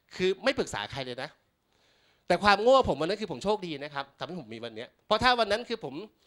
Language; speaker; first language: Thai; native; Thai